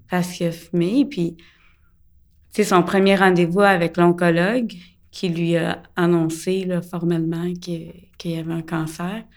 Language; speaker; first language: French; early bilingual, other home language; English